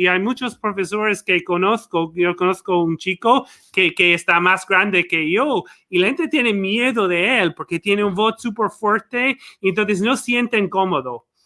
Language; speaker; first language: Spanish; non-native, fluent; English